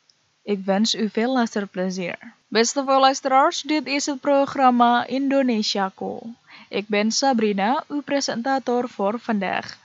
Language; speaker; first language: Dutch; non-native, fluent; Indonesian